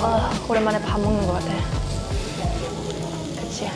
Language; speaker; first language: Korean; early bilingual, heritage; English